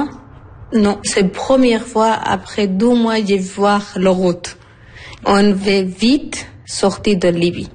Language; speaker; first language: French; non-native, learner; Arabic